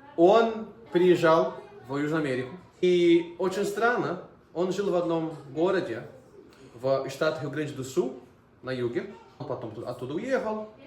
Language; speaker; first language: Russian; non-native, fluent; Portuguese